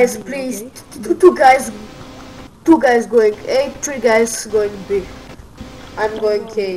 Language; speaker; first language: English; non-native, learner; Bulgarian